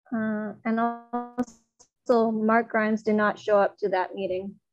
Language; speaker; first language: English; non-native, fluent; Chinese